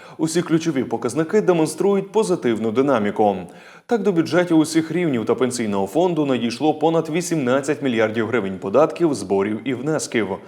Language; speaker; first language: Ukrainian; native; Ukrainian